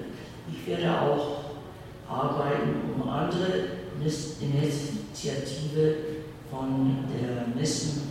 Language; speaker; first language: German; early bilingual, heritage; English